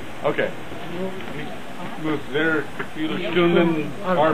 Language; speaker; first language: German; non-native, learner; English